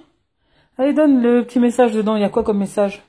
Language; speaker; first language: French; native; French